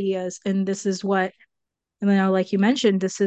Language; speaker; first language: English; native; English